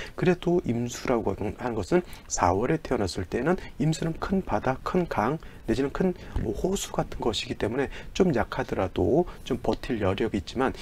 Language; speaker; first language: Korean; native; Korean